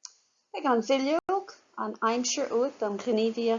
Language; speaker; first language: Irish; non-native, local second language; English